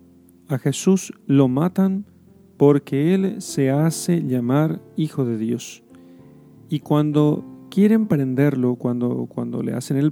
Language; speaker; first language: Spanish; native; Spanish